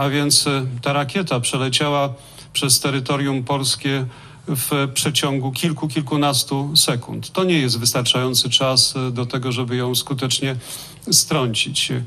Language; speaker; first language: Polish; native; Polish